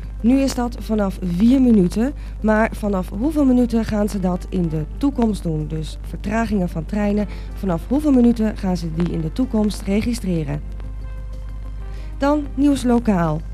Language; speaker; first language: Dutch; native; Dutch